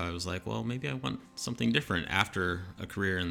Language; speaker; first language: English; native; English